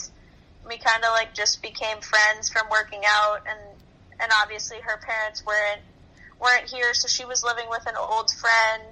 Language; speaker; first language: English; native; English